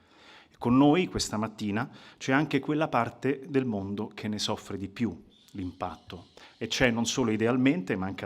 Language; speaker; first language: Italian; native; Italian